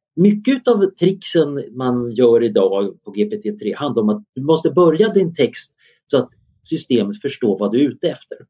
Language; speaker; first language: Swedish; native; Swedish